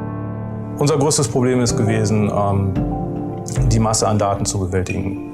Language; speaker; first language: German; native; German